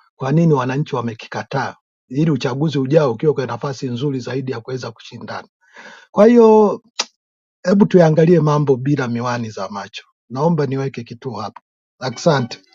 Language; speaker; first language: Swahili; native; Swahili